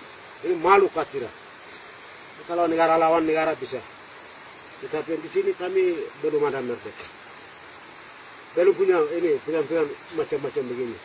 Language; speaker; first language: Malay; non-native, local second language; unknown